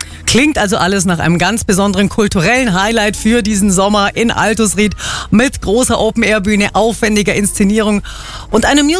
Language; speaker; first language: German; native; German